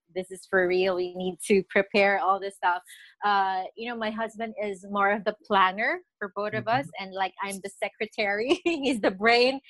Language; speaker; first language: English; non-native, local second language; Filipino